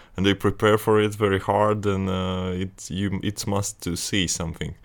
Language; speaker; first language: English; non-native, fluent; Latvian